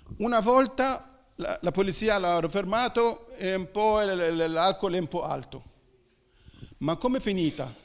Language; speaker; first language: Italian; non-native, fluent; Arabic